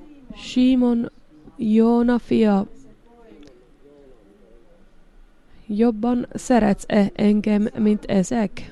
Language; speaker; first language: Hungarian; non-native, learner; Finnish